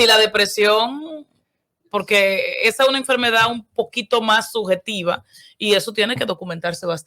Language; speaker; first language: Spanish; native; Spanish